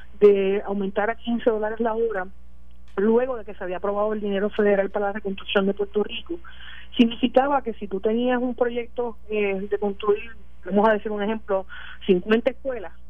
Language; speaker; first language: Spanish; native; Spanish